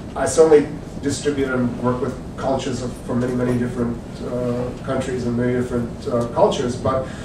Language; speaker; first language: English; early bilingual, other home language; Czech